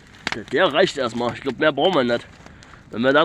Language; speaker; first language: German; native; German